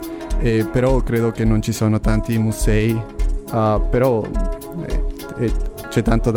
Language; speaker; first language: Italian; non-native, learner; Spanish